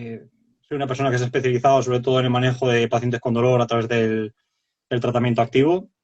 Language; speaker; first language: Spanish; native; Spanish